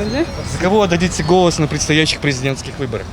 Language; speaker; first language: Russian; native; Russian